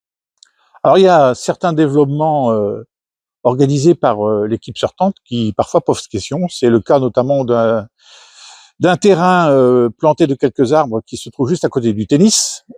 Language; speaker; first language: French; native; French